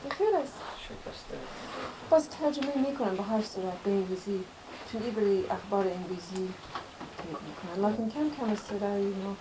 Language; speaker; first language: Persian; non-native, fluent; English